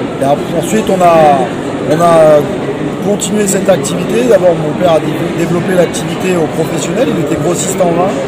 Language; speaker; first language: French; native; French